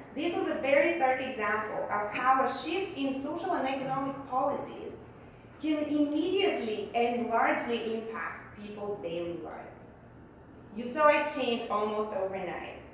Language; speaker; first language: English; early bilingual, other home language; Bulgarian